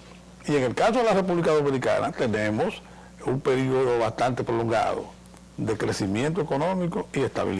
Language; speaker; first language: Spanish; native; Spanish